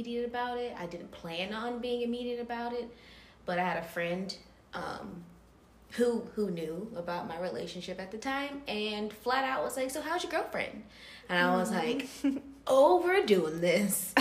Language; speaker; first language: English; native; English